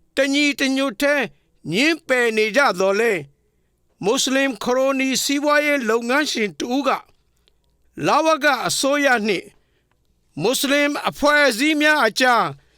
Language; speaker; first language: Burmese; non-native, local second language; Rohingya